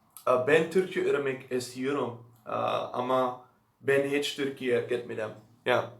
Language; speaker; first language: Turkish; non-native, learner; Dutch